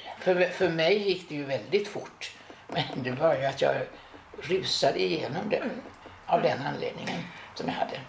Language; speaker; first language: Swedish; native; Swedish